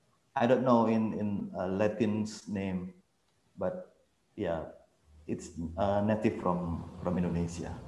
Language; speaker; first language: English; non-native, fluent; Indonesian